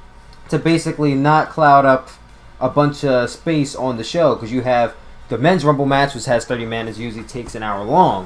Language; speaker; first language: English; native; English